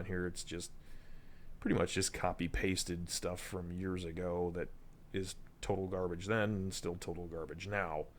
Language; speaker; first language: English; native; English